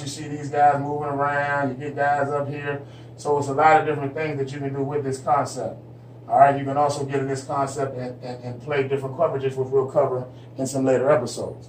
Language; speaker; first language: English; native; English